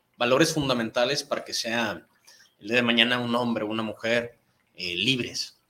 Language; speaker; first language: Spanish; native; Spanish